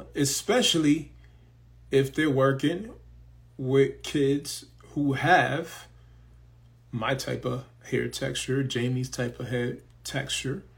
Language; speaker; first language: English; early bilingual, other home language; Spanish